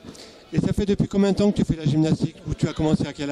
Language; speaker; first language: French; native; French